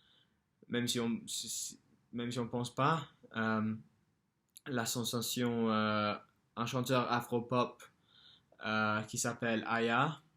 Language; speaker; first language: French; non-native, fluent; English